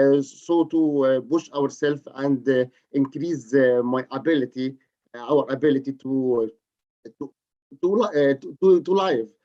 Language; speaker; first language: English; non-native, learner; Arabic